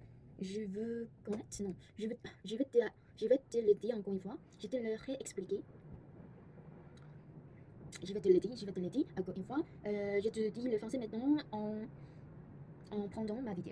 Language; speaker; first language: French; non-native, learner; Korean